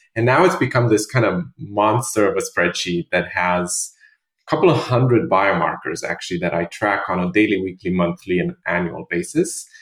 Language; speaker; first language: English; non-native, fluent; Romanian